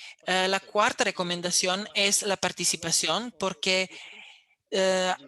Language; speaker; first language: Spanish; non-native, fluent; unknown